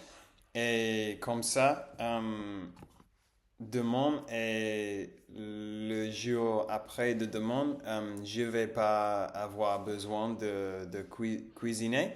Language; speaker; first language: French; non-native, learner; English